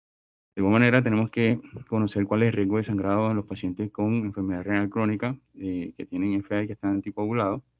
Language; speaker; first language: Spanish; native; Spanish